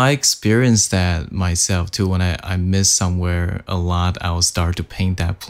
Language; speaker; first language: English; non-native, fluent; Chinese